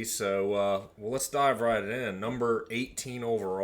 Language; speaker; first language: English; native; English